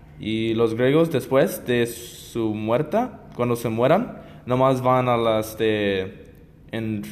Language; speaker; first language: Spanish; non-native, learner; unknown